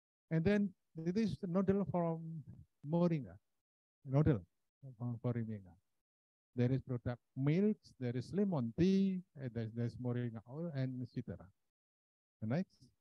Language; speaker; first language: English; non-native, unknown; Indonesian